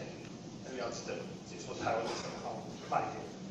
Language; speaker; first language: Chinese; non-native, fluent; English